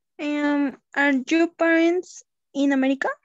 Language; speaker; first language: English; non-native, learner; Spanish